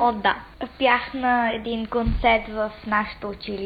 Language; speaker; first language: Bulgarian; early bilingual, heritage; Bulgarian